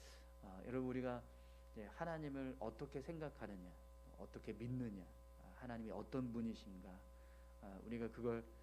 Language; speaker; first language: Korean; native; Korean